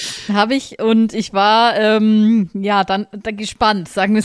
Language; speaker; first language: German; native; German